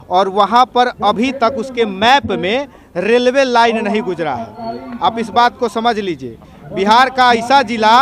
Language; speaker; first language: Hindi; native; Hindi